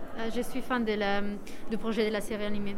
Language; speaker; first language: French; non-native, fluent; Italian